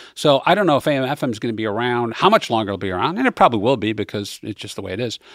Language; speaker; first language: English; native; English